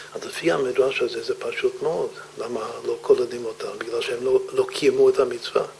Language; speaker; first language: Hebrew; non-native, fluent; English